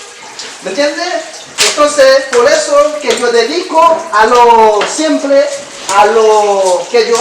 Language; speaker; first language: Spanish; non-native, learner; Haitian Creole